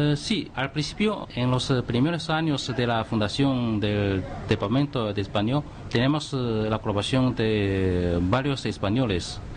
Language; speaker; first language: Spanish; non-native, fluent; Chinese